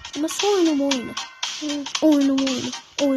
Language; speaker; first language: Turkish; non-native, learner; Azerbaijani